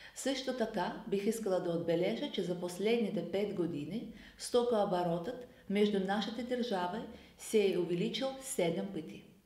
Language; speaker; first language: Bulgarian; non-native, fluent; Azerbaijani